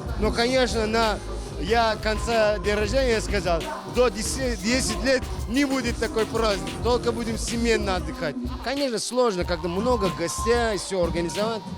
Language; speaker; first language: Russian; non-native, learner; Turkish